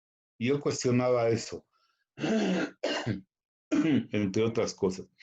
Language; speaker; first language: Spanish; native; Spanish